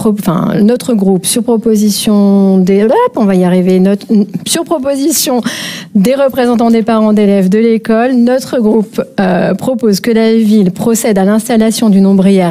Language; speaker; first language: French; native; French